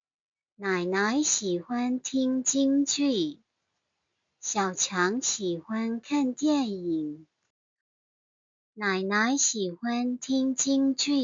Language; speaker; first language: Chinese; non-native, fluent; Burmese